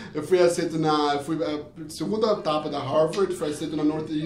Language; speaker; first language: Portuguese; early bilingual, heritage; Portuguese